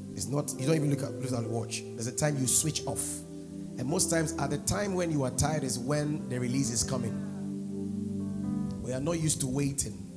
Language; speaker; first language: English; non-native, local second language; Akan